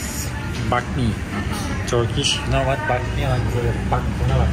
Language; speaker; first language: English; non-native, learner; Turkish